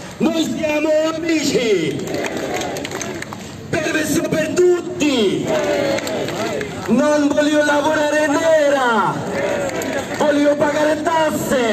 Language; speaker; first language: Italian; non-native, learner; Bangla